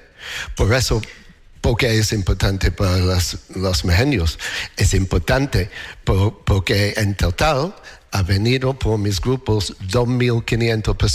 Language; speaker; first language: Spanish; non-native, learner; English